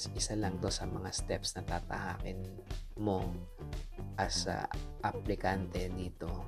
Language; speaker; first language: Filipino; native; Filipino